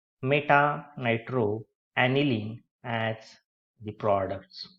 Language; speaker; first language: English; non-native, local second language; Marathi